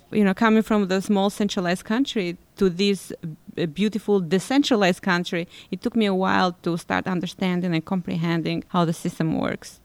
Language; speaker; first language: English; non-native, fluent; Albanian